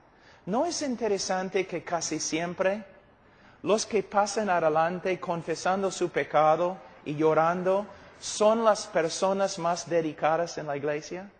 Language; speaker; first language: Spanish; non-native, fluent; English